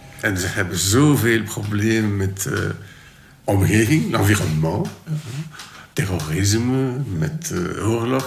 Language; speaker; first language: Dutch; non-native, local second language; French